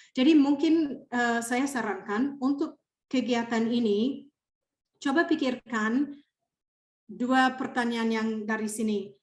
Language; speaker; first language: Indonesian; non-native, fluent; English